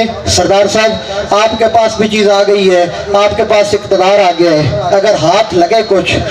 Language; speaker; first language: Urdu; non-native, local second language; Punjabi